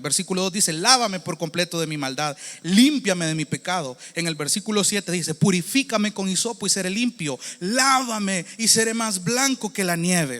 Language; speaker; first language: Spanish; native; Spanish